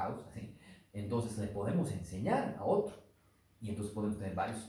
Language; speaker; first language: Spanish; native; Spanish